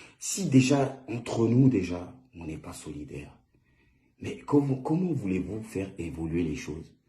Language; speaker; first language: French; early bilingual, other home language; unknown